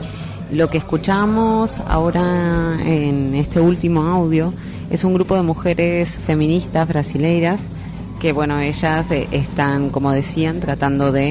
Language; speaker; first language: Spanish; native; Spanish